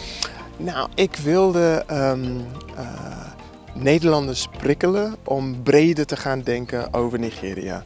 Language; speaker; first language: Dutch; non-native, fluent; English